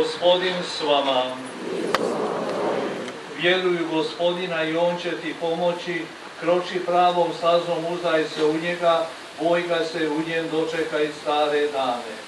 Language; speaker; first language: Croatian; native; Croatian